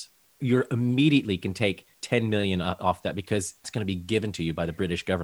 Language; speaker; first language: English; native; English